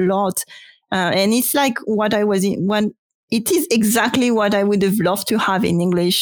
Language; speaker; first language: English; non-native, fluent; French